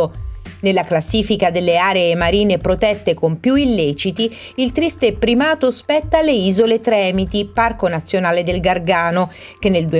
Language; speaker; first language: Italian; native; Italian